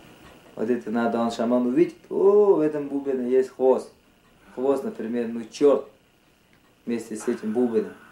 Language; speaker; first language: Russian; non-native, local second language; Tuvinian